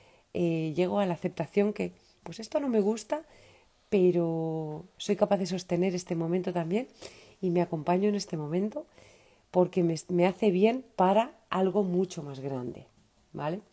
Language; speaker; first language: Spanish; native; Spanish